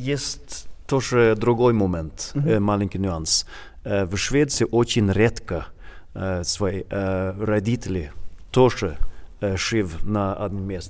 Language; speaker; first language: Russian; non-native, learner; Swedish